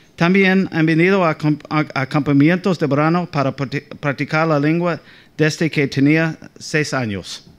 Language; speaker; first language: Spanish; non-native, fluent; English